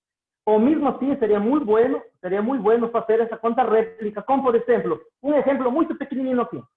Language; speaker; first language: Portuguese; non-native, learner; Spanish